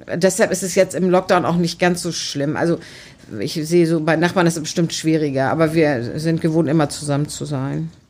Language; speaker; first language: German; native; German